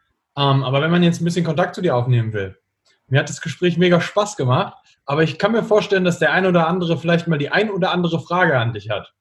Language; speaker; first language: German; native; German